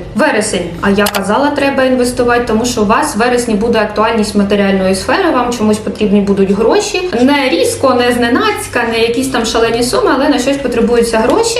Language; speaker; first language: Ukrainian; non-native, local second language; Russian